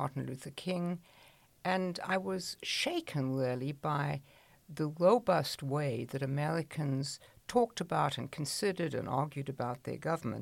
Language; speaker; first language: English; native; English